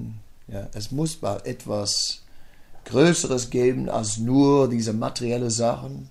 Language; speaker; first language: German; non-native, fluent; Dutch